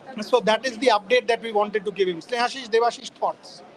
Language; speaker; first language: English; non-native, local second language; Bangla